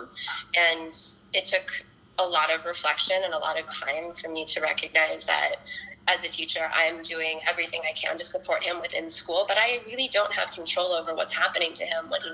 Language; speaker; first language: English; native; English